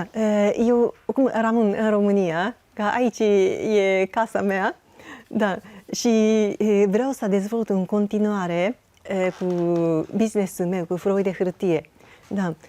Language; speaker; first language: Romanian; non-native, learner; Japanese